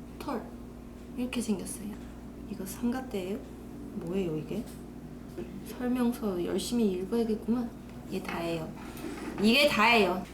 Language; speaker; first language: Korean; non-native, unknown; Chinese